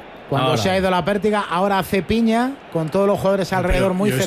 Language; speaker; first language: Spanish; native; Spanish